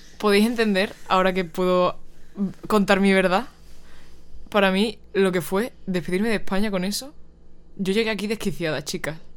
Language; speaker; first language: Spanish; native; Spanish